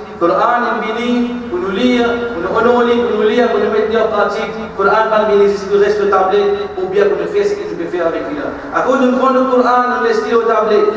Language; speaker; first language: French; non-native, local second language; Morisyen